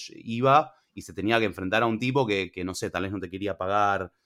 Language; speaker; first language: Spanish; early bilingual, other home language; English